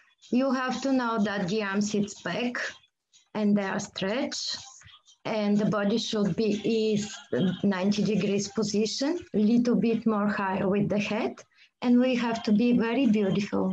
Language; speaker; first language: English; non-native, learner; Bulgarian